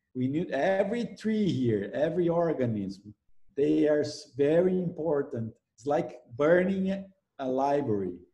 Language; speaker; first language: English; non-native, fluent; Portuguese